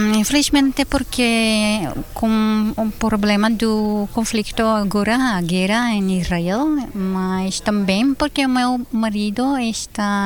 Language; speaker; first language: Portuguese; non-native, learner; Hebrew